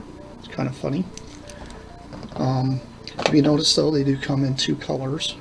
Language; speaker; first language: English; native; English